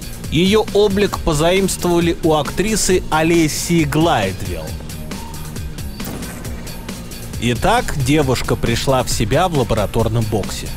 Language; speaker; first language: Russian; native; Russian